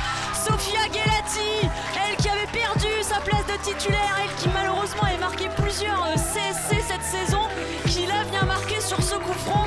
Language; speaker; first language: French; native; French